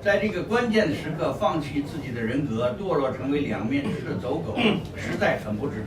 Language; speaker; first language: Chinese; native; Chinese